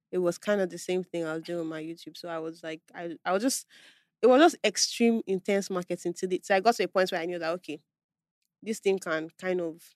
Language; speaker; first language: English; non-native, local second language; Yoruba